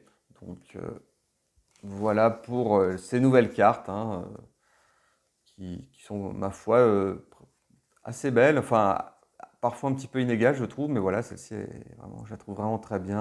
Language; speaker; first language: French; native; French